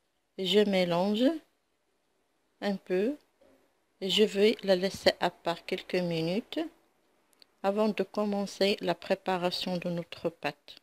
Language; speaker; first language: French; non-native, local second language; Arabic